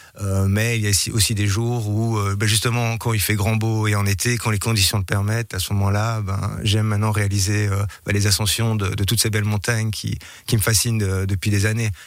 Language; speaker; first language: French; native; French